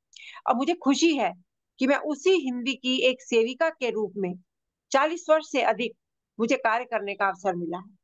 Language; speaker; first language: Hindi; native; Hindi